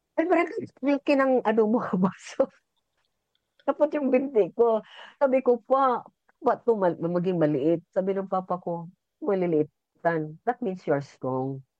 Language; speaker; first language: Filipino; non-native, local second language; Cebuano